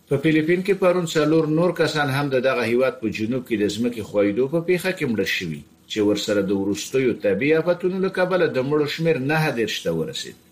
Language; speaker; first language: Pashto; native; Pashto